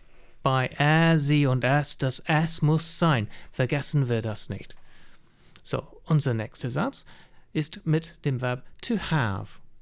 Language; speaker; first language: German; non-native, fluent; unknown